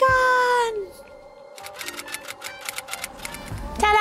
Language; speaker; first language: Thai; non-native, fluent; Vietnamese